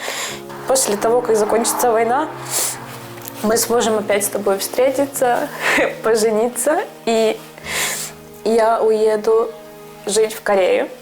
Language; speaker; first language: Russian; non-native, local second language; Ukrainian